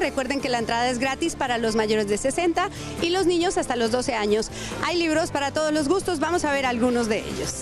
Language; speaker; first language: Spanish; native; Spanish